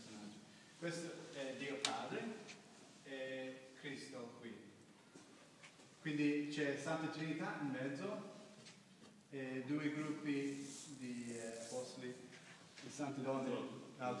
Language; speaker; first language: Italian; non-native, learner; English